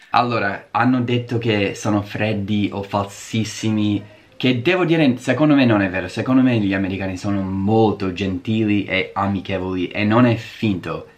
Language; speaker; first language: Italian; non-native, fluent; English